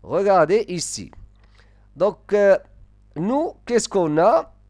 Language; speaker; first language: French; non-native, local second language; Arabic